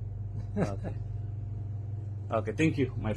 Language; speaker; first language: English; non-native, learner; Bangla